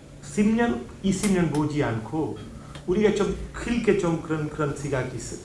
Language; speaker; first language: Korean; non-native, learner; Hindi